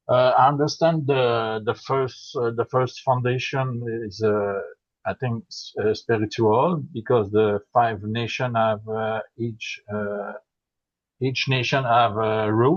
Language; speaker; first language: English; non-native, learner; French